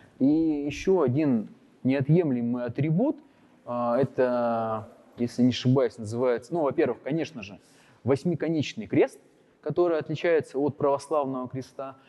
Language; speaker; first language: Russian; native; Russian